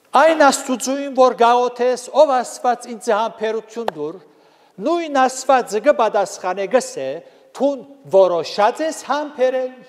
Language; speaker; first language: Armenian; native; Armenian